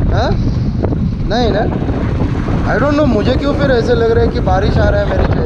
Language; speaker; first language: Hindi; non-native, local second language; Marathi